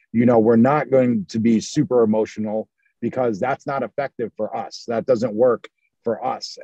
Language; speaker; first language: English; native; English